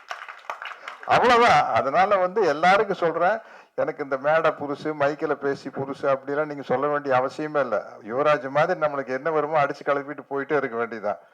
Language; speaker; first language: Tamil; native; Tamil